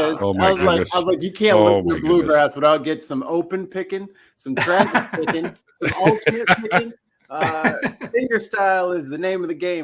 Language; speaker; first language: English; native; English